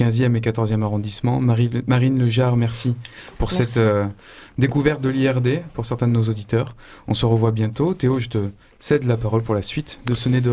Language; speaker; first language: French; native; French